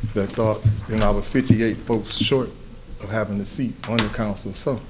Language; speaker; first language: English; native; English